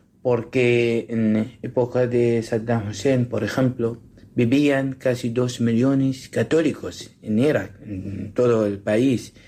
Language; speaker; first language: Spanish; non-native, learner; Assyrian Neo-Aramaic